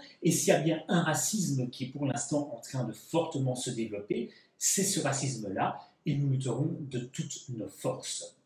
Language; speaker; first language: French; native; French